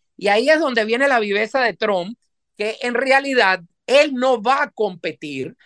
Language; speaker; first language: Spanish; native; Spanish